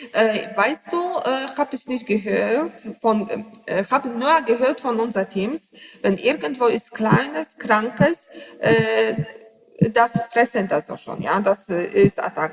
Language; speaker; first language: German; non-native, learner; Polish